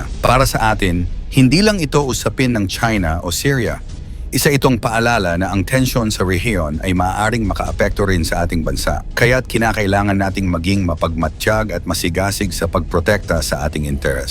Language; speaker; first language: Filipino; native; Filipino